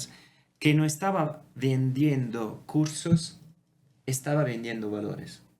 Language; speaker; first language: Spanish; non-native, fluent; Italian